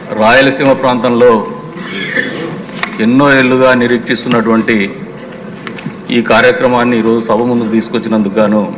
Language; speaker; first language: Telugu; native; Telugu